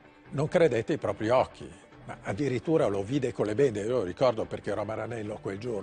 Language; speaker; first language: Italian; native; Italian